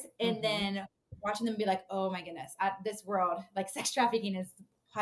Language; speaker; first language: English; native; English